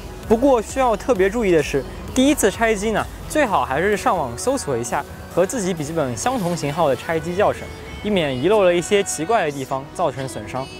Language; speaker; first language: Chinese; native; Chinese